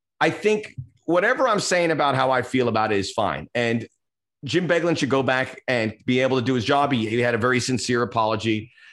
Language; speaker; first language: English; early bilingual, other home language; Spanish